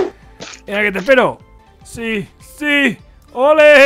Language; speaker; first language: Spanish; native; Spanish